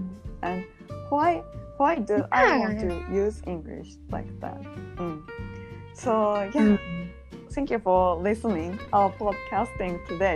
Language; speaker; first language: English; non-native, learner; Japanese